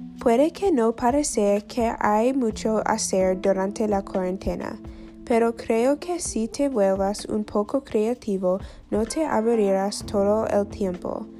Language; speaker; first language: Spanish; non-native, learner; English